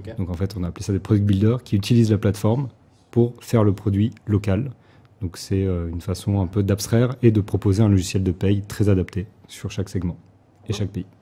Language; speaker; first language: French; native; French